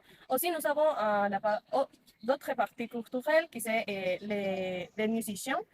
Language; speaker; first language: French; non-native, learner; Spanish